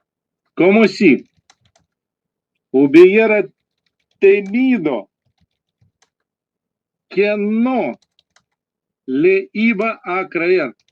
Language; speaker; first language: Spanish; non-native, learner; Russian